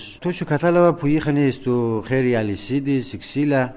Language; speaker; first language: Greek; non-native, learner; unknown